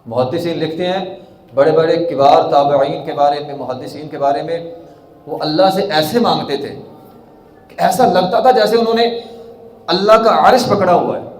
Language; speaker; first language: Urdu; non-native, local second language; Punjabi